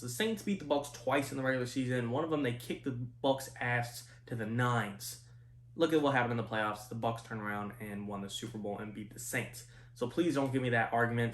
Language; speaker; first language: English; native; English